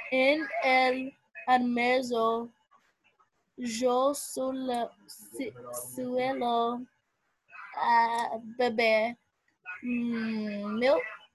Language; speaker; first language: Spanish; non-native, learner; English